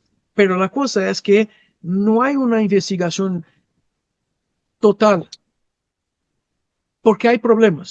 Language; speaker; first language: Spanish; non-native, fluent; Portuguese